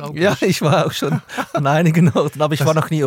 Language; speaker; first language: German; native; German